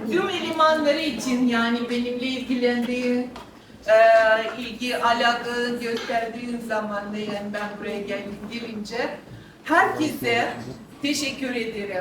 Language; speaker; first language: Turkish; non-native, fluent; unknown